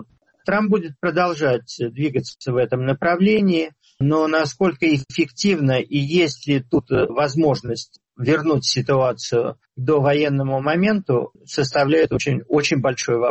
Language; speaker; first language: Russian; native; Russian